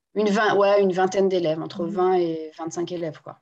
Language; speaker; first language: French; non-native, local second language; Guadeloupean Creole French